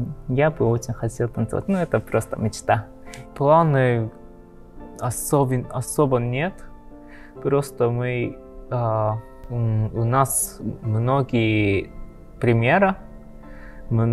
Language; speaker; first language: Russian; non-native, learner; Japanese